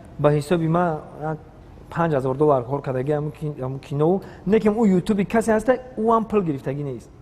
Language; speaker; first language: Tajik; native; Tajik